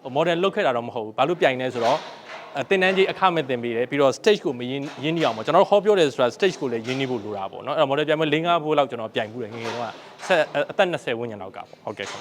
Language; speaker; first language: Burmese; native; Burmese